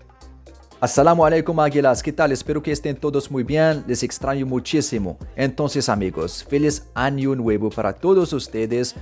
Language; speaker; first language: Spanish; non-native, fluent; Arabic